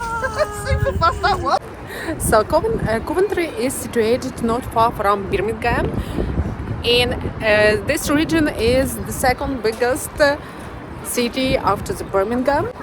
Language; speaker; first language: English; non-native, learner; Ukrainian